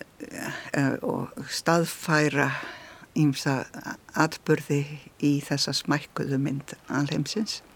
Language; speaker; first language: Icelandic; native; Icelandic